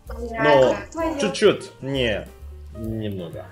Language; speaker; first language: Russian; non-native, learner; Indonesian